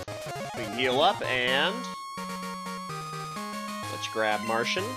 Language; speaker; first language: English; native; English